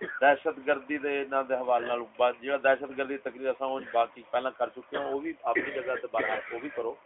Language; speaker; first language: Urdu; non-native, local second language; Punjabi